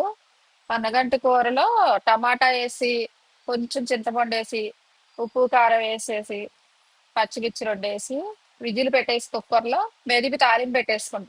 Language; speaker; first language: Telugu; native; Telugu